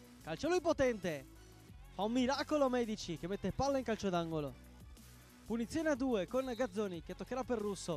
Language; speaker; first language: Italian; native; Italian